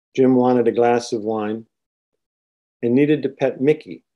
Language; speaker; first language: English; native; English